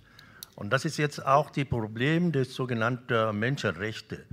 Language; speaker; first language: German; non-native, local second language; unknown